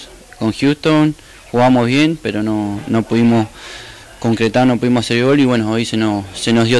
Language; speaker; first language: Spanish; native; Spanish